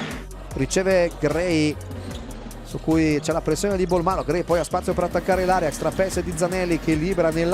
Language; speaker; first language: Italian; native; Italian